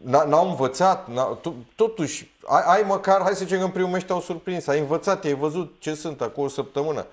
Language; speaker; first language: Romanian; native; Romanian